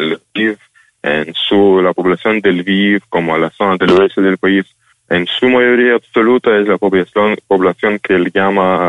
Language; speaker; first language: Spanish; non-native, fluent; Ukrainian